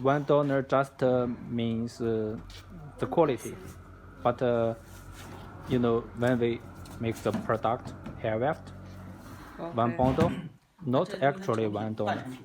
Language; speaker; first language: English; non-native, learner; Chinese